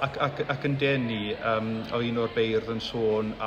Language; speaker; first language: Welsh; native; Welsh